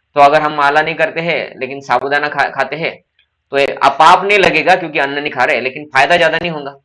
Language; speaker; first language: Hindi; non-native, local second language; Marathi